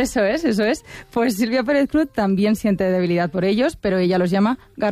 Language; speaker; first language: Spanish; native; Spanish